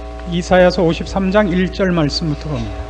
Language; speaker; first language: Korean; native; Korean